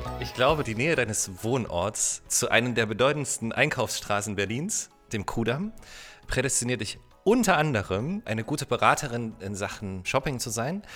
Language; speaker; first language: German; native; German